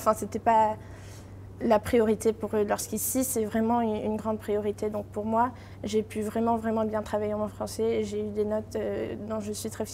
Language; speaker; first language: French; early bilingual, heritage; French